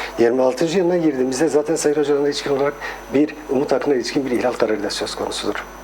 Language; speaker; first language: Turkish; non-native, local second language; Kurdish